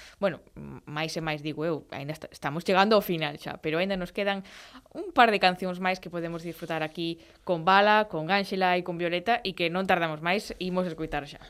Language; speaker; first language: Galician; native; Galician